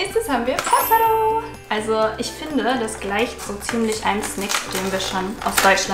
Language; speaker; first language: German; native; German